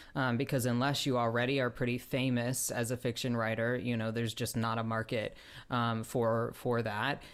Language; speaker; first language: English; native; English